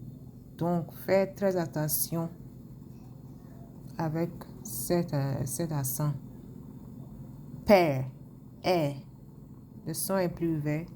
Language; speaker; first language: French; non-native, fluent; English